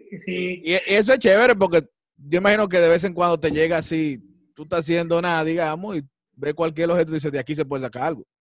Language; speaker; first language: Spanish; native; Spanish